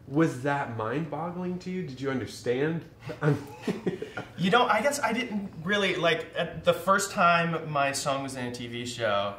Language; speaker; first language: English; native; English